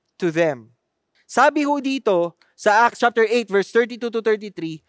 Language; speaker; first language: English; non-native, local second language; Filipino